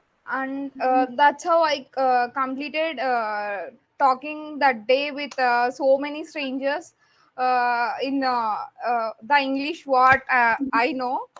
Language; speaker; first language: English; non-native, learner; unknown